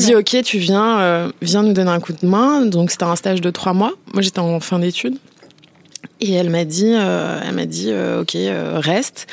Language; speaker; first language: French; native; French